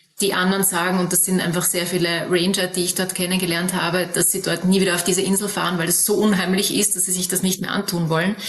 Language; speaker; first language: German; native; German